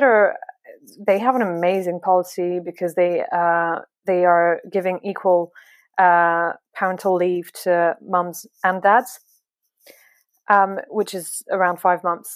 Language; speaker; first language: English; non-native, fluent; French